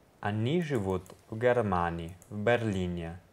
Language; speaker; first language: Russian; non-native, learner; Italian